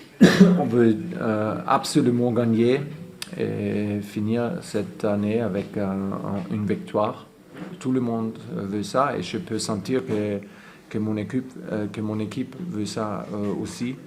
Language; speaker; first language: French; non-native, fluent; German